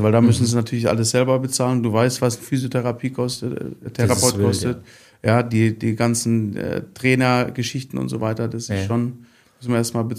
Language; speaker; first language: German; native; German